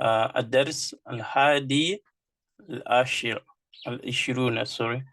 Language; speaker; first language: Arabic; non-native, fluent; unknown